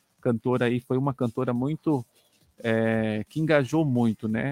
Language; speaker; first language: Portuguese; native; Portuguese